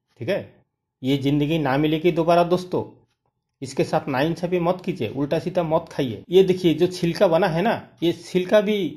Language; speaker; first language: Hindi; non-native, local second language; Bangla